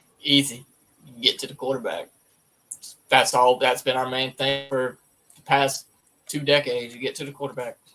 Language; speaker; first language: English; native; English